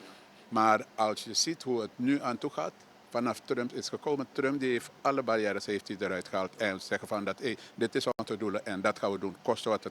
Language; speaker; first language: Dutch; native; Dutch